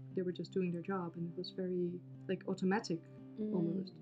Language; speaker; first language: English; non-native, fluent; Dutch